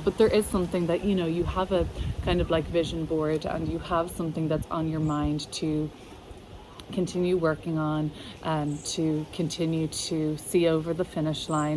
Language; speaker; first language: English; native; English